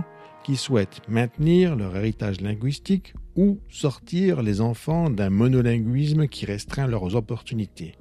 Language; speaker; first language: French; native; French